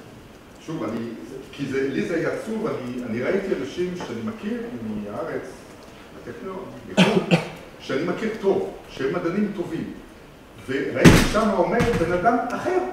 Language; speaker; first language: Hebrew; non-native, fluent; French